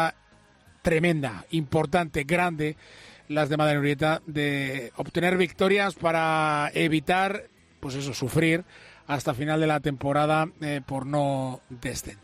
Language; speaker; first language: Spanish; native; Spanish